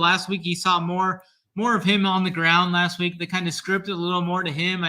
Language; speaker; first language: English; native; English